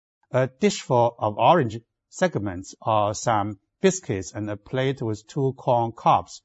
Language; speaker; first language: English; non-native, fluent; Chinese